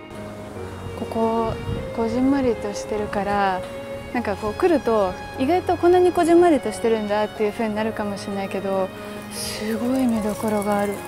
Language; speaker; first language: Japanese; non-native, fluent; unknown